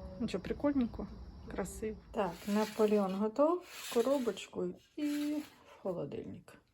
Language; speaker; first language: Ukrainian; native; Ukrainian